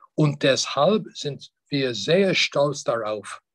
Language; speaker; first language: German; non-native, fluent; English